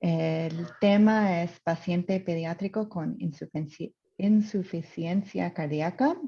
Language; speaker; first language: Spanish; non-native, fluent; English